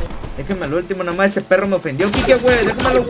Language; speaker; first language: Spanish; native; Spanish